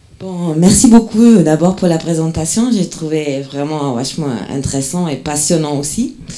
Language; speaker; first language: French; non-native, fluent; German